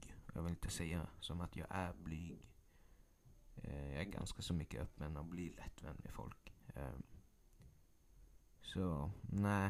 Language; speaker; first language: Swedish; early bilingual, other home language; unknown